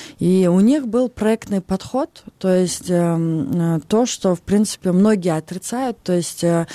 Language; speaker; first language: Russian; non-native, local second language; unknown